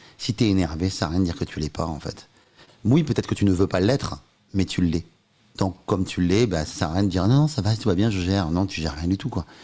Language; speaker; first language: French; native; French